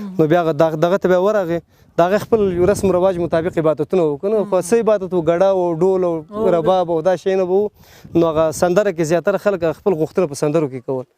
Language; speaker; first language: Pashto; non-native, local second language; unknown